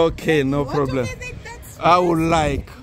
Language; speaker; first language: English; non-native, learner; Lingala